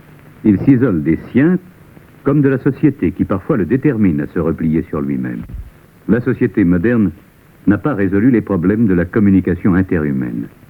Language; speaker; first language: French; native; French